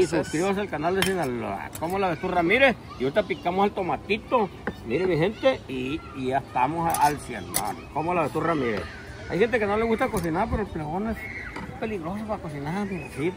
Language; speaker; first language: Spanish; native; Spanish